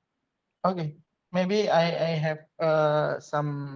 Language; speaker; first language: English; non-native, learner; Indonesian